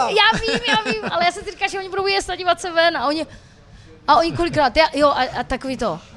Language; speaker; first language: Czech; native; Czech